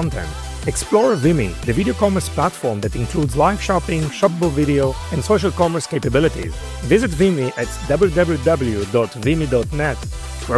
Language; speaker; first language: English; non-native, fluent; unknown